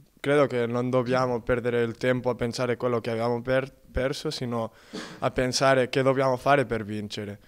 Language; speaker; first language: Italian; non-native, fluent; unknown